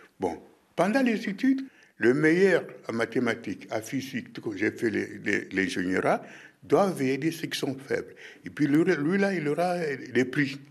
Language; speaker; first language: French; non-native, local second language; Lingala